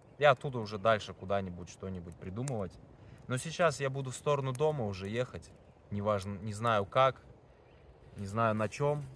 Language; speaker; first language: Russian; native; Russian